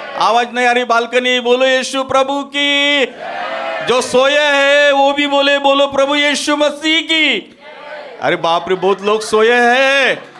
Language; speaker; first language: Hindi; non-native, local second language; Marathi